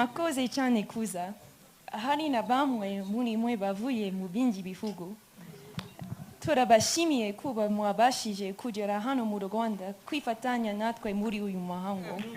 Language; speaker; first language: Kinyarwanda; non-native, learner; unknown